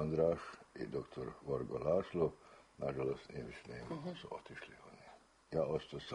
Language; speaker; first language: Serbian; early bilingual, heritage; Croatian